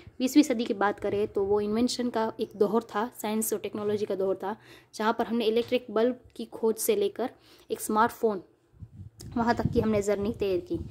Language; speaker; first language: Hindi; non-native, local second language; Gujarati